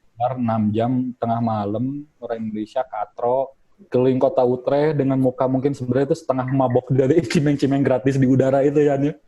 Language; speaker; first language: Indonesian; native; Indonesian